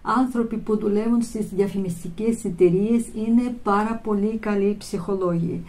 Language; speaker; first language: Greek; non-native, fluent; Russian